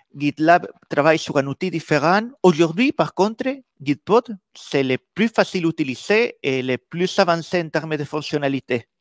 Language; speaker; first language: French; non-native, fluent; Spanish